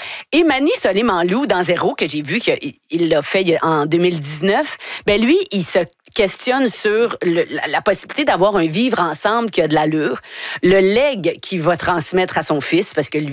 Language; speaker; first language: French; native; French